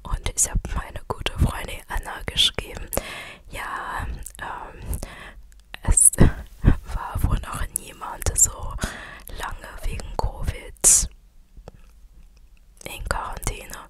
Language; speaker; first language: German; non-native, fluent; Chinese